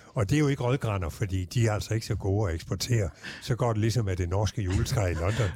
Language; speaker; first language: Danish; native; Danish